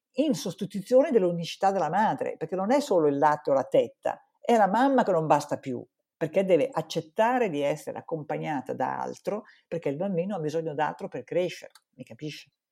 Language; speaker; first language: Italian; native; Italian